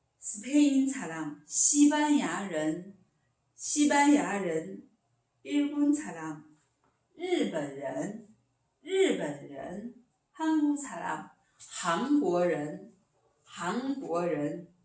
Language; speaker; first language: Korean; non-native, learner; Chinese